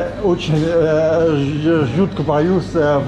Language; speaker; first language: Russian; non-native, learner; English